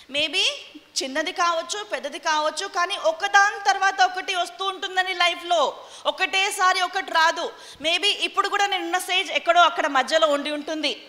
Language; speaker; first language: Telugu; non-native, local second language; Hindi